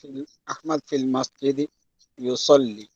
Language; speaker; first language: Arabic; non-native, learner; Divehi